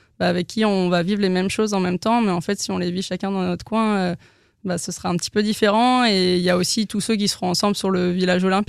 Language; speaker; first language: French; native; French